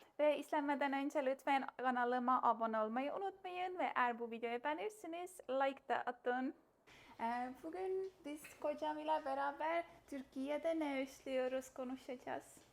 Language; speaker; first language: Turkish; non-native, fluent; Estonian